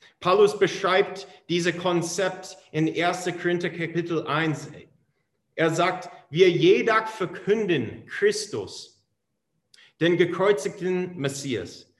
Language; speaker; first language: German; non-native, fluent; English